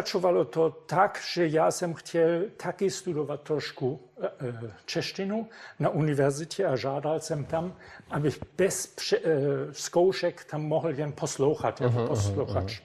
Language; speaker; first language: Czech; non-native, fluent; German